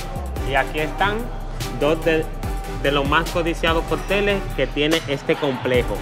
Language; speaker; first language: Spanish; native; Spanish